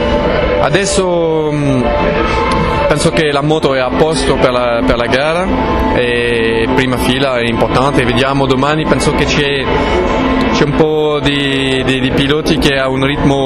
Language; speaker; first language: Italian; non-native, learner; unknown